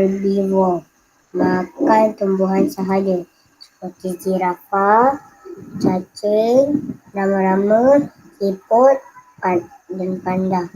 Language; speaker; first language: Malay; native; Malay